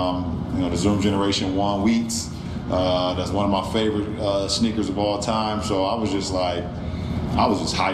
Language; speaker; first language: English; native; English